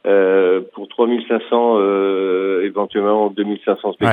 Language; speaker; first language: French; native; French